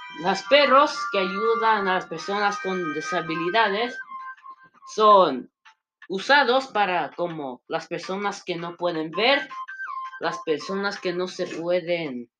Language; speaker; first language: Spanish; non-native, learner; English